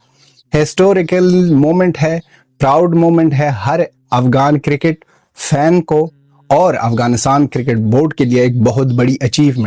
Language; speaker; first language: Hindi; non-native, fluent; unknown